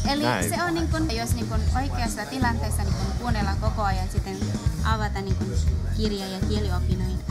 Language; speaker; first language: Finnish; non-native, learner; Indonesian